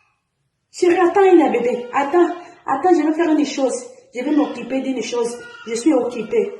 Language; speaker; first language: French; non-native, learner; Portuguese